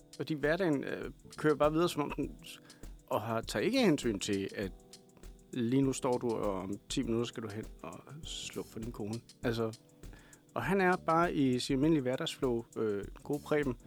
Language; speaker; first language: Danish; native; Danish